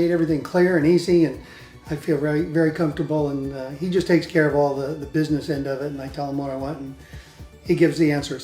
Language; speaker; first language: English; native; English